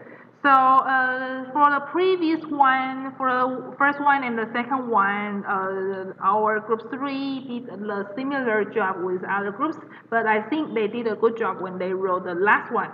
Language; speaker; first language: English; non-native, fluent; Chinese